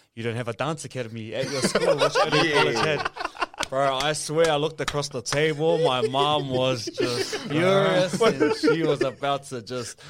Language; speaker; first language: English; native; English